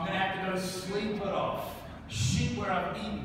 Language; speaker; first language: English; native; English